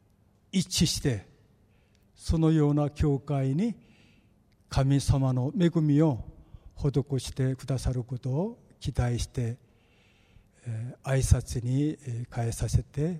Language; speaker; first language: Japanese; non-native, fluent; Korean